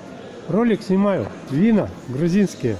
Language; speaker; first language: Russian; native; Russian